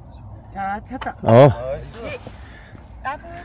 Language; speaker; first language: Korean; native; Korean